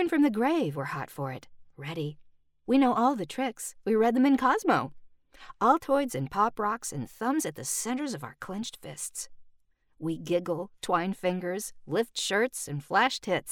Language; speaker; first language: English; early bilingual, other home language; Spanish